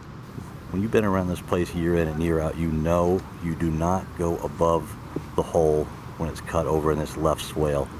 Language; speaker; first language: English; native; English